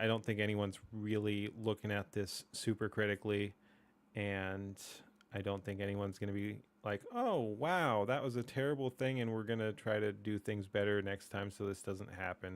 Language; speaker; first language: English; native; English